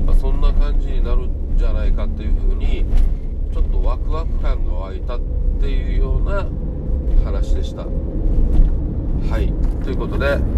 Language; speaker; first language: Japanese; native; Japanese